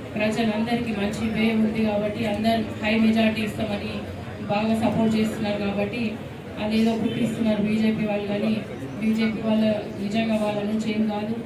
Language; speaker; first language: Telugu; native; Telugu